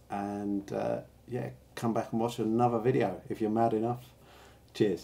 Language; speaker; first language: English; native; English